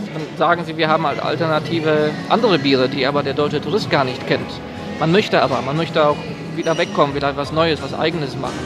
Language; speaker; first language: German; native; German